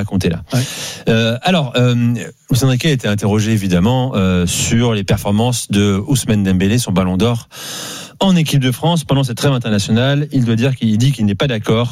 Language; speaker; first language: French; native; French